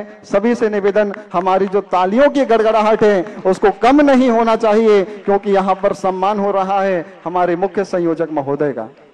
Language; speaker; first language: Hindi; native; Hindi